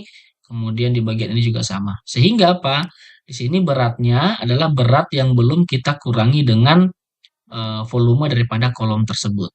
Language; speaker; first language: Indonesian; native; Indonesian